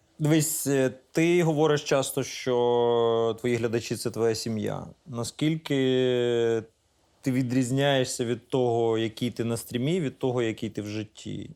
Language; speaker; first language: Ukrainian; non-native, local second language; Russian